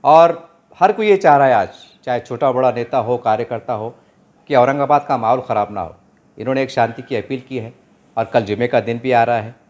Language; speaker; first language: Hindi; non-native, local second language; Urdu